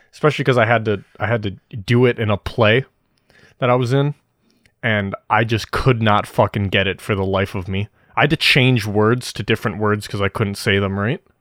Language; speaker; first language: English; native; English